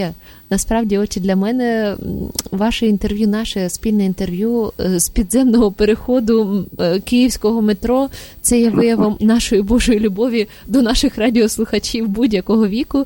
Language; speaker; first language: Ukrainian; native; Ukrainian